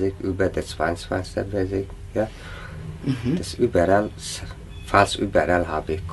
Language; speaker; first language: German; non-native, learner; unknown